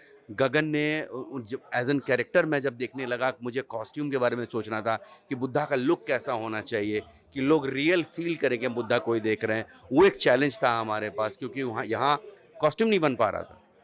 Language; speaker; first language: Hindi; native; Hindi